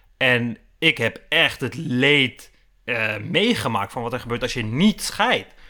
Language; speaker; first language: Dutch; early bilingual, other home language; Turkish